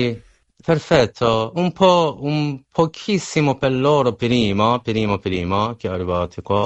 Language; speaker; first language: Italian; non-native, learner; Persian